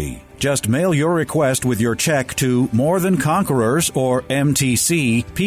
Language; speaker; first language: English; native; English